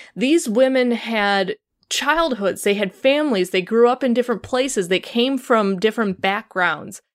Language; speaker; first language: English; native; English